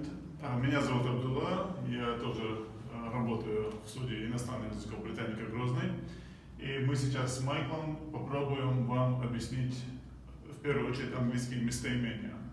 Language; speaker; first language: Russian; non-native, local second language; Chechen